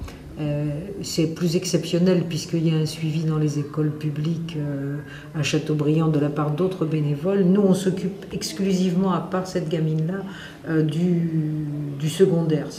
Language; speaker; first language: French; native; French